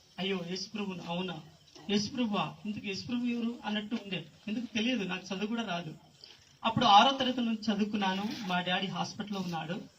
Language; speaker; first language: Telugu; non-native, local second language; Lambadi